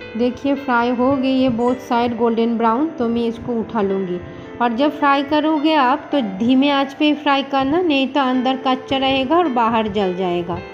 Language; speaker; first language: Hindi; non-native, local second language; Bangla